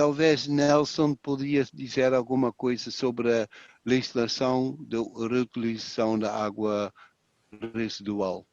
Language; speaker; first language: Portuguese; non-native, fluent; Dutch